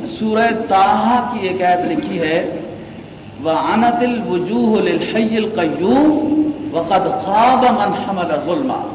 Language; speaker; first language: Urdu; native; Urdu